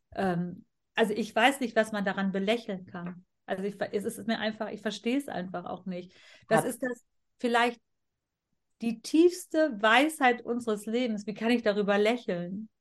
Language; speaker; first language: German; native; German